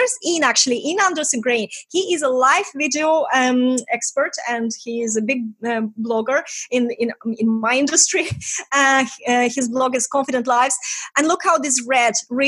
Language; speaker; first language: English; non-native, fluent; Estonian